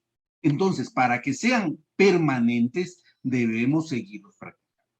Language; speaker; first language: Spanish; native; Spanish